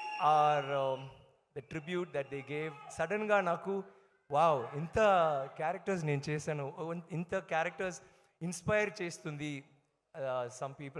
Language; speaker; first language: Telugu; non-native, learner; Tamil